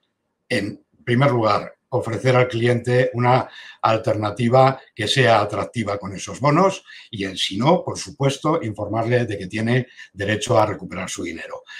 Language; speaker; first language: Spanish; native; Spanish